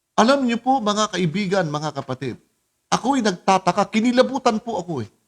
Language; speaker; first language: Filipino; native; Filipino